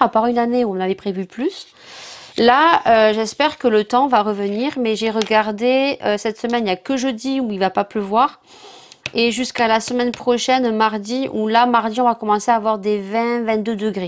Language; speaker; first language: French; native; French